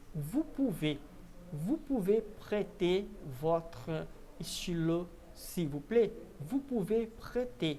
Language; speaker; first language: French; non-native, fluent; Portuguese